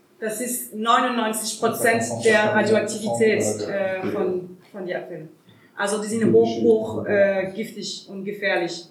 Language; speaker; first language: German; non-native, learner; French